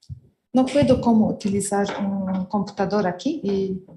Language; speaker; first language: Spanish; non-native, learner; Arabic